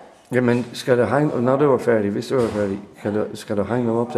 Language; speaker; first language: Danish; non-native, learner; English